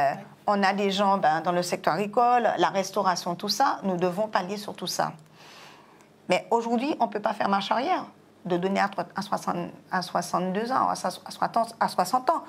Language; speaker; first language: French; non-native, local second language; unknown